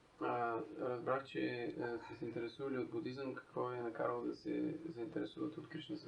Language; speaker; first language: Bulgarian; native; Bulgarian